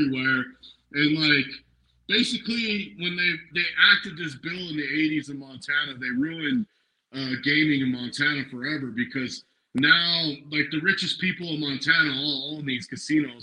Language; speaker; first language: English; native; English